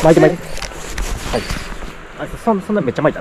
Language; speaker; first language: Japanese; native; Japanese